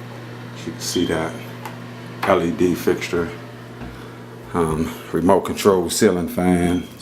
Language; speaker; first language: English; native; English